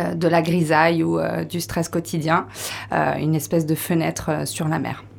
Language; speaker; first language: French; native; French